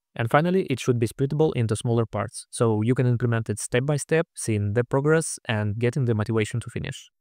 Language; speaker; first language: English; non-native, fluent; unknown